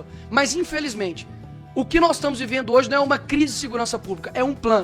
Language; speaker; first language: Portuguese; native; Portuguese